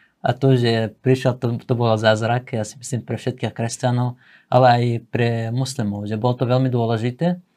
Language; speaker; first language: Slovak; non-native, fluent; Assyrian Neo-Aramaic